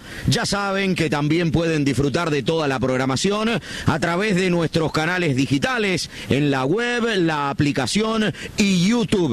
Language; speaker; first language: Spanish; native; Spanish